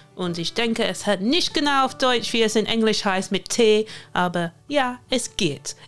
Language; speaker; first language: German; non-native, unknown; English